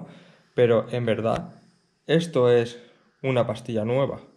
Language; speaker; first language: Spanish; native; Spanish